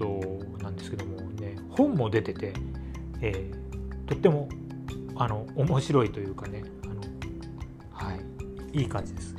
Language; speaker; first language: Japanese; native; Japanese